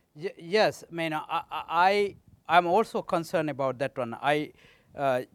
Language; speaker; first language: English; non-native, local second language; Sinhala